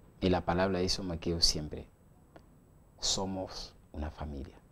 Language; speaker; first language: Spanish; non-native, learner; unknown